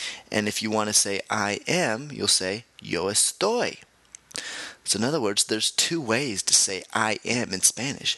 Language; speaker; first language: English; native; English